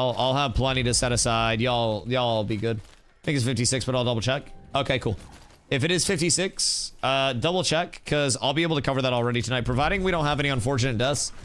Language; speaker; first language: English; native; English